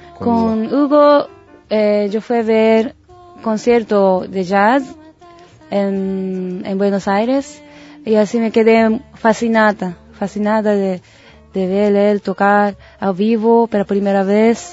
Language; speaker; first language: Spanish; non-native, learner; Japanese